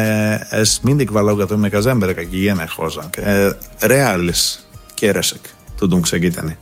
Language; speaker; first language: Hungarian; non-native, learner; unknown